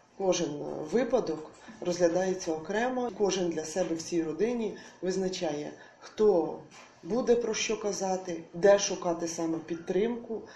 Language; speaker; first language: Ukrainian; native; Ukrainian